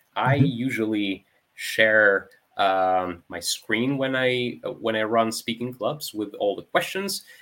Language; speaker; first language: English; non-native, fluent; Ukrainian